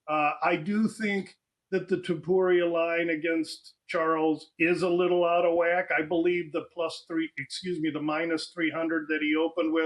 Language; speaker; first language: English; native; English